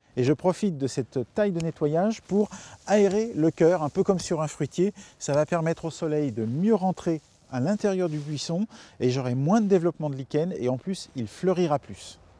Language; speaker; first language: French; native; French